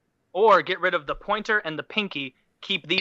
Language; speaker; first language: English; native; English